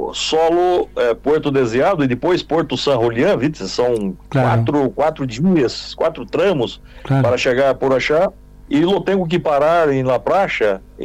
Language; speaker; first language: Spanish; non-native, learner; Portuguese